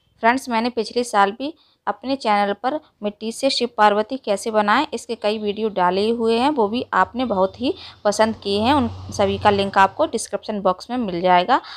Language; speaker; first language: Hindi; native; Hindi